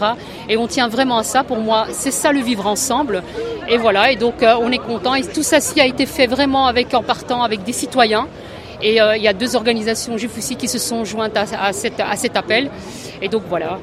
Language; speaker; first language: French; native; French